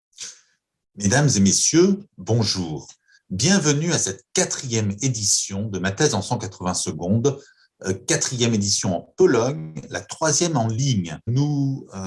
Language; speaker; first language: French; non-native, fluent; Polish